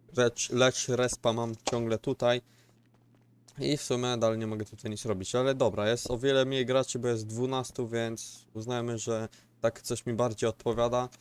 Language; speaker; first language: Polish; native; Polish